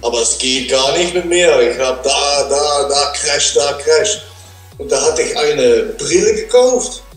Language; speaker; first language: German; non-native, learner; Dutch